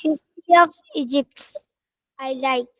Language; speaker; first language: English; non-native, learner; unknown